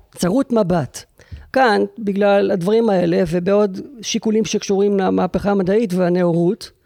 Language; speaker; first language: Hebrew; native; Hebrew